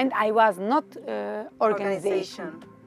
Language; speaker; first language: English; non-native, learner; Turkish